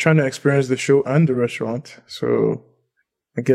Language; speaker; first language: English; non-native, local second language; Yoruba